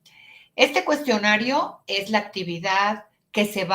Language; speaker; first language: Spanish; native; Spanish